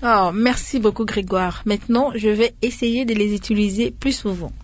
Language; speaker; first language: French; non-native, local second language; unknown